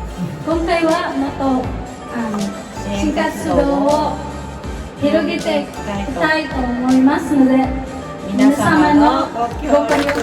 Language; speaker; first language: Japanese; non-native, learner; Filipino